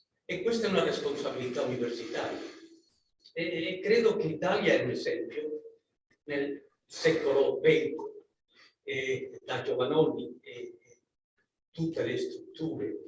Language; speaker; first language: Italian; non-native, learner; Spanish